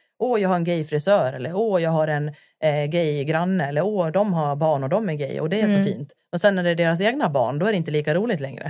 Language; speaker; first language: Swedish; early bilingual, other home language; Turoyo